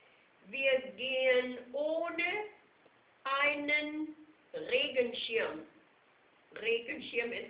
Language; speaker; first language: German; non-native, fluent; English